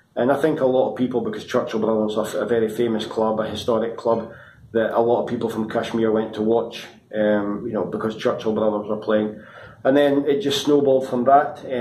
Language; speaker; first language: English; native; English